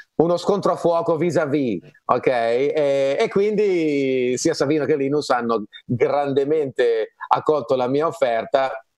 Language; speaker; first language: Italian; native; Italian